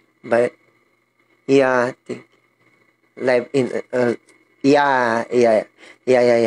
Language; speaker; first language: English; non-native, learner; Filipino